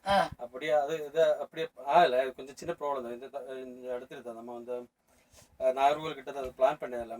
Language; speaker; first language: Tamil; non-native, learner; Malayalam